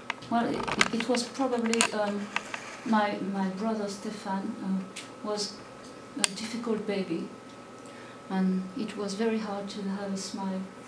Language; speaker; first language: English; non-native, fluent; French